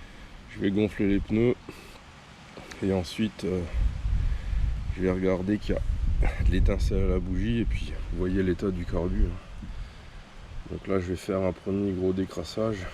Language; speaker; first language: French; native; French